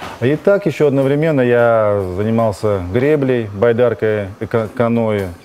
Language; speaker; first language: Russian; native; Russian